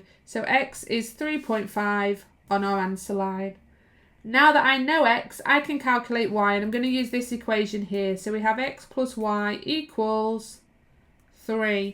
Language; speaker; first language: English; native; English